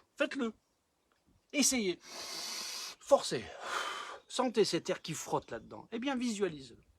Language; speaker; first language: French; native; French